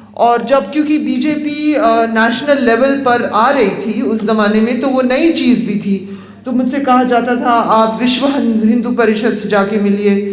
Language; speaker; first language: Hindi; native; Hindi